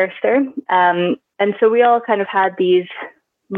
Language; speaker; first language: English; native; English